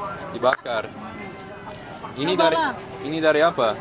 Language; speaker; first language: Indonesian; non-native, learner; English